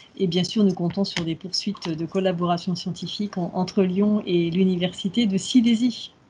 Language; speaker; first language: French; native; French